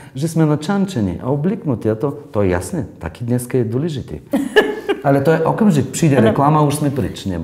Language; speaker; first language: Czech; non-native, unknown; Bulgarian